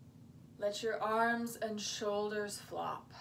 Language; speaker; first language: English; native; English